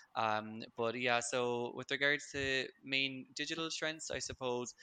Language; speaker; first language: English; native; English